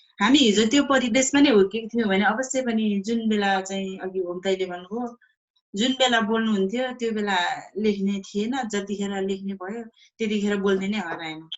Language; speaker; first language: Nepali; non-native, local second language; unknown